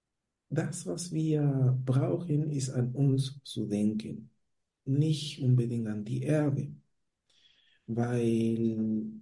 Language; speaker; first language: German; non-native, fluent; Spanish